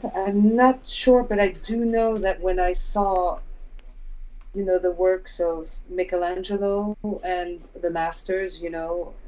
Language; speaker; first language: English; non-native, fluent; French